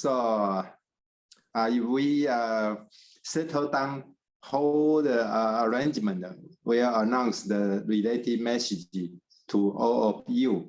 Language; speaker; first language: English; non-native, fluent; Chinese